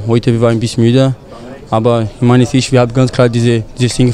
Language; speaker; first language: German; non-native, fluent; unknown